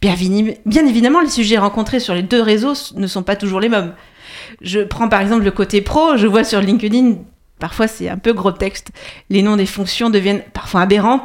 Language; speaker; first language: French; native; French